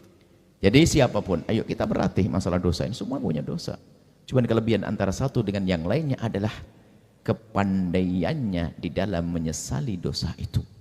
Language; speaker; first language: Indonesian; native; Indonesian